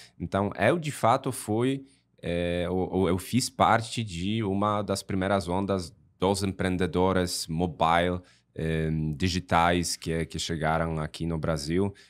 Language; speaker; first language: Portuguese; non-native, fluent; Polish